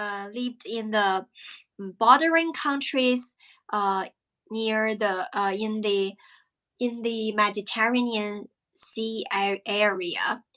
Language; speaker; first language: English; non-native, fluent; Chinese